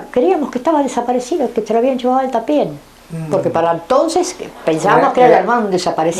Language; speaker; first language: Spanish; native; Spanish